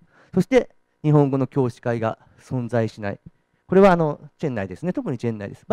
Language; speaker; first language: Japanese; native; Japanese